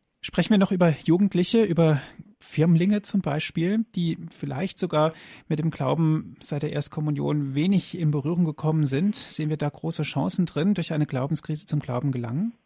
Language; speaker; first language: German; native; German